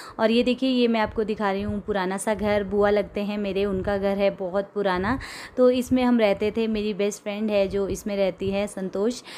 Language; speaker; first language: Hindi; non-native, local second language; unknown